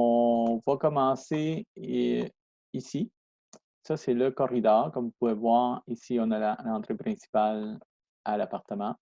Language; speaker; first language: French; non-native, fluent; Spanish